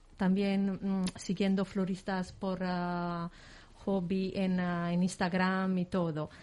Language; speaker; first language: Spanish; non-native, fluent; Italian